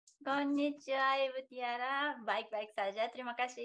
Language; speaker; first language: Indonesian; non-native, fluent; Japanese